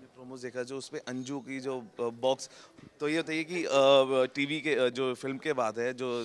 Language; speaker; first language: Hindi; native; Hindi